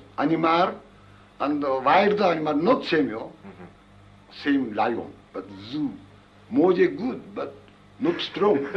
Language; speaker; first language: English; non-native, learner; Japanese